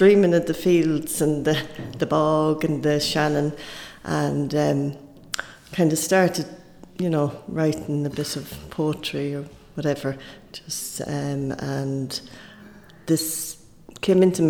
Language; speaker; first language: English; native; English